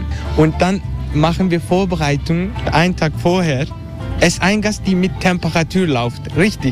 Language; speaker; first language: German; non-native, learner; Turkish